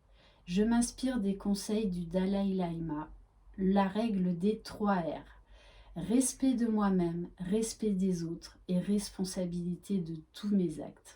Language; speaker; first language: French; native; French